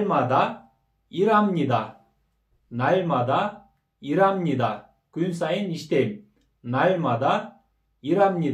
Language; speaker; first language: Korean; non-native, fluent; Kyrgyz